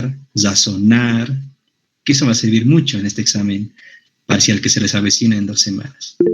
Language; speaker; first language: Spanish; native; Spanish